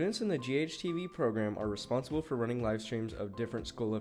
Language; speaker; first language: English; native; English